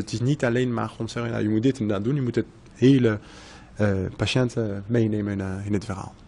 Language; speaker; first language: Dutch; non-native, fluent; French